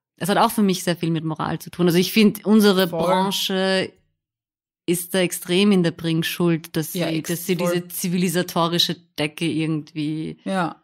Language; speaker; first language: German; native; German